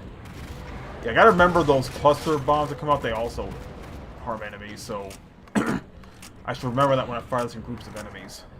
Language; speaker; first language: English; native; English